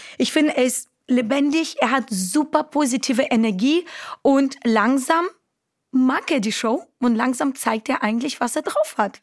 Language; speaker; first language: German; non-native, fluent; Romanian